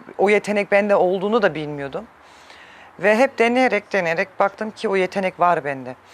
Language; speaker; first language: Turkish; early bilingual, heritage; Turkish